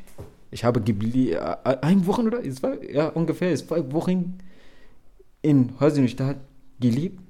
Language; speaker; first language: German; non-native, learner; Arabic